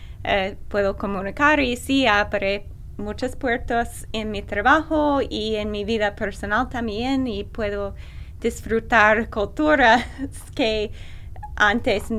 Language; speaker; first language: Spanish; non-native, learner; English